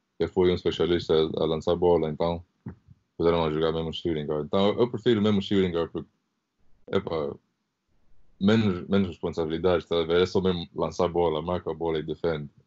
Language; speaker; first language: Portuguese; early bilingual, heritage; Portuguese